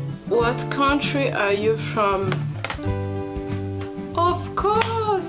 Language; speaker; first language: English; non-native, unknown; Rundi